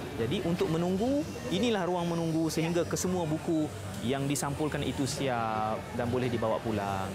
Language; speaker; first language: Malay; native; Malay